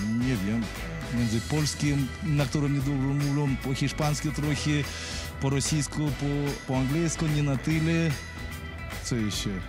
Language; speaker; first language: Polish; non-native, fluent; Russian